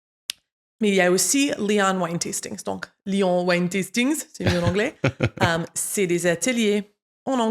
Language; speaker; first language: French; non-native, fluent; English